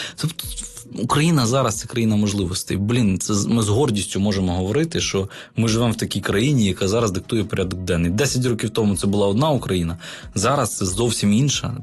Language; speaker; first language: Ukrainian; native; Ukrainian